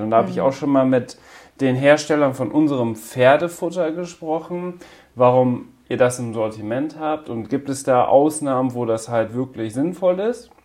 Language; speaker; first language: German; native; German